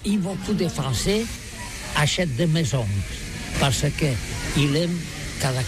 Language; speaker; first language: French; non-native, learner; Catalan